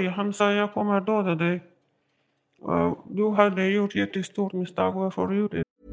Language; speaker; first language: Swedish; non-native, learner; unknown